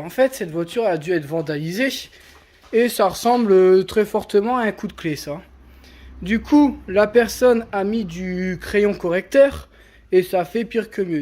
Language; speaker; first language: French; native; French